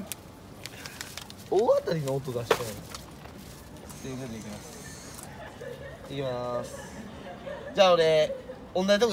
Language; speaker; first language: Japanese; native; Japanese